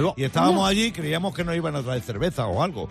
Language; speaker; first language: Spanish; native; Spanish